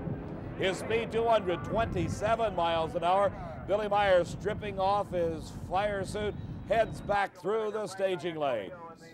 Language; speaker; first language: English; native; English